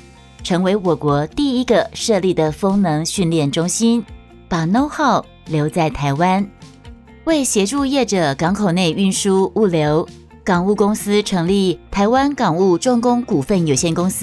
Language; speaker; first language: Chinese; native; Chinese